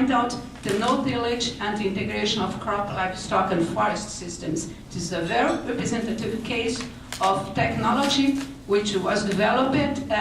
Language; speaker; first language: English; non-native, fluent; Portuguese